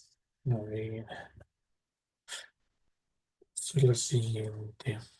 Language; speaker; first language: Spanish; native; Spanish